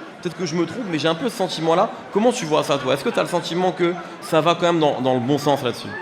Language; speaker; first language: French; native; French